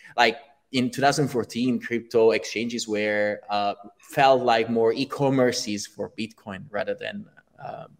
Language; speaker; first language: English; non-native, fluent; Italian